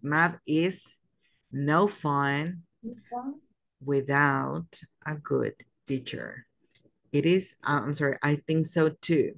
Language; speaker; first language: English; non-native, fluent; Spanish